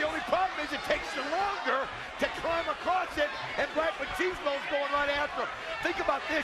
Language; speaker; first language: English; native; English